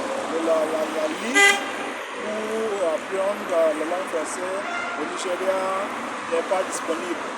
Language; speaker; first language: French; non-native, learner; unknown